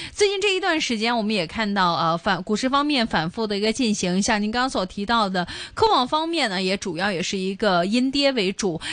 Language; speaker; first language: Chinese; non-native, local second language; Cantonese